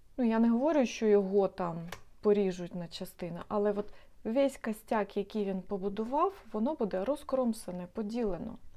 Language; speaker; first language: Ukrainian; non-native, local second language; Russian